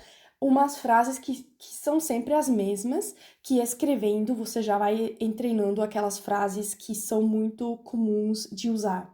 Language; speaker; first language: Portuguese; non-native, fluent; German